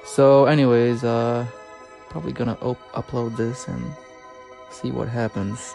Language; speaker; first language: English; non-native, fluent; French